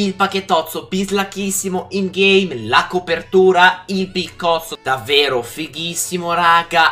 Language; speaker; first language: Italian; native; Italian